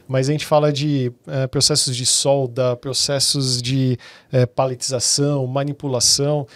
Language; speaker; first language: Portuguese; native; Portuguese